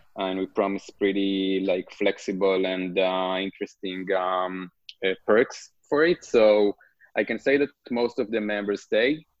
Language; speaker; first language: English; non-native, fluent; Hebrew